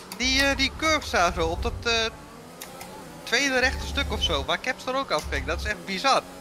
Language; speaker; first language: Dutch; native; Dutch